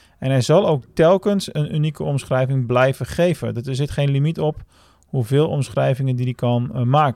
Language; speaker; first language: Dutch; native; Dutch